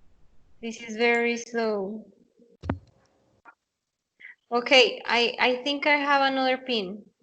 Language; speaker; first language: English; non-native, fluent; Spanish